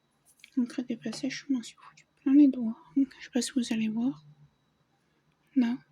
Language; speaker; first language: French; native; French